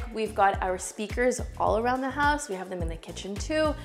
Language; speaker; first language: English; native; English